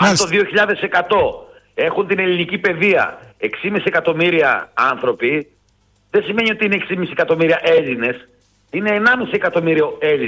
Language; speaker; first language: Greek; native; Greek